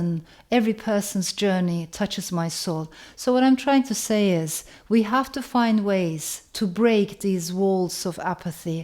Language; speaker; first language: English; non-native, fluent; Turkish